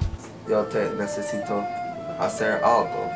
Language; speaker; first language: Spanish; non-native, learner; English